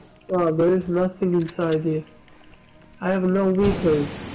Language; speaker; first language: English; non-native, learner; Italian